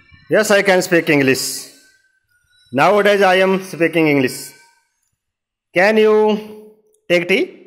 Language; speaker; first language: English; non-native, learner; Hindi